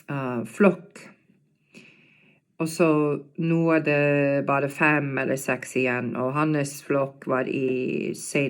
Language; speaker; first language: Norwegian; non-native, fluent; English